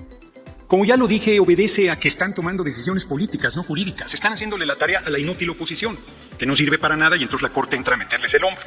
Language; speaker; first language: Spanish; native; Spanish